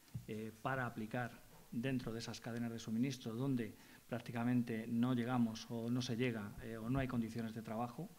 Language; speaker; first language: Spanish; native; Spanish